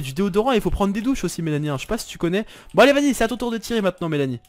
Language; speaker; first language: French; native; French